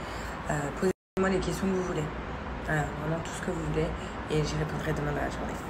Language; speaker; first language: French; native; French